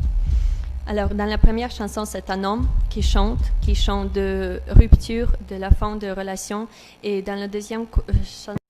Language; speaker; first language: French; non-native, learner; Russian